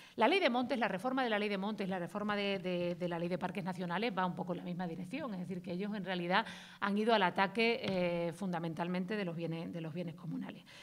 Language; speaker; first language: Spanish; native; Spanish